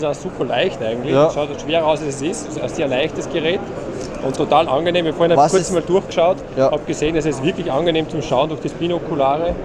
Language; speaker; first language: German; native; German